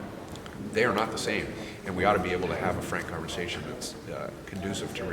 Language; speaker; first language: English; native; English